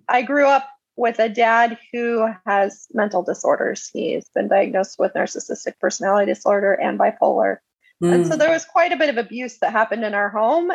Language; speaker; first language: English; native; English